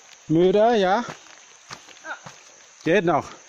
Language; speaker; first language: German; non-native, learner; Thai